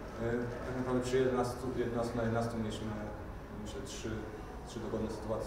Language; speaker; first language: Polish; native; Polish